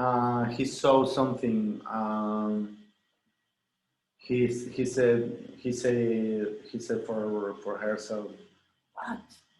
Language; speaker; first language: English; non-native, learner; Spanish